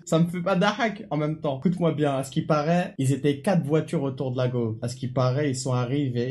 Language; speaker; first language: French; native; French